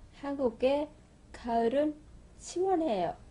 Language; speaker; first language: Korean; non-native, learner; Vietnamese